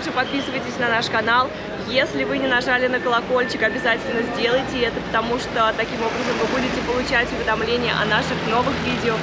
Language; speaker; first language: Russian; native; Russian